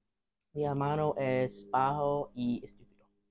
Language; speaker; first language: Spanish; non-native, learner; English